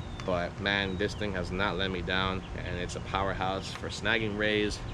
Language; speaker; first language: English; native; English